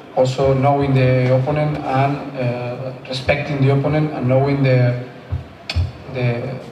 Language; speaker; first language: English; non-native, fluent; Spanish